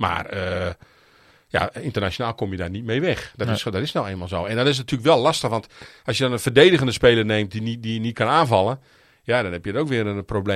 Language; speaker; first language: Dutch; native; Dutch